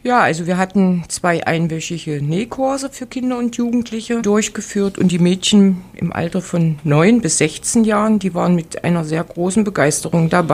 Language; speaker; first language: German; native; German